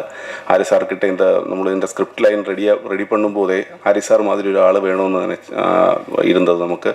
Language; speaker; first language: Tamil; non-native, learner; Malayalam